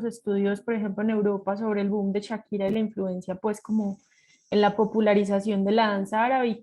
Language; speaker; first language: Spanish; native; Spanish